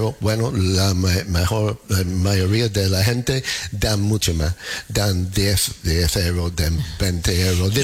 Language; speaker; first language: Spanish; non-native, fluent; English